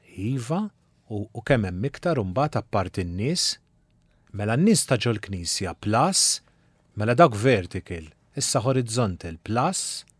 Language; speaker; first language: Maltese; native; Maltese